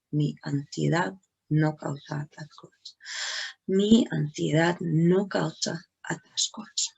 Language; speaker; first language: Spanish; non-native, learner; English